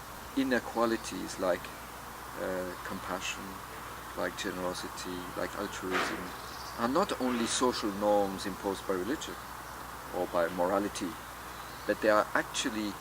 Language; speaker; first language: English; non-native, fluent; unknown